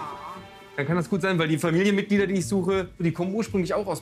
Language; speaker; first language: German; native; German